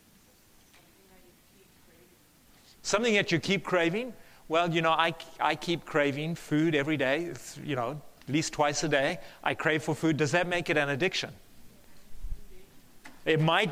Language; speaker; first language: English; native; English